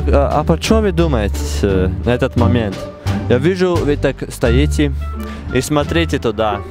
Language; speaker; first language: Russian; non-native, learner; Latvian